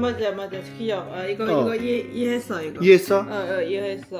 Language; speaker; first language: Korean; non-native, learner; Lao